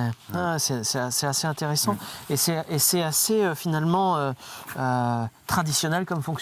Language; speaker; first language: French; native; French